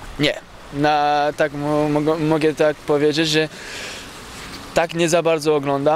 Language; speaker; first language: Polish; early bilingual, heritage; French